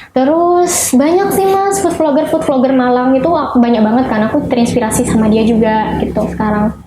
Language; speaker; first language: Indonesian; native; Indonesian